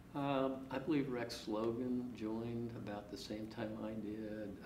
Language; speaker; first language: English; native; English